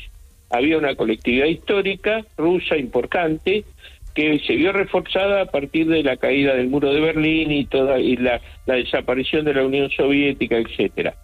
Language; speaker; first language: Spanish; native; Spanish